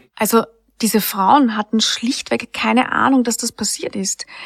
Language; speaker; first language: German; native; German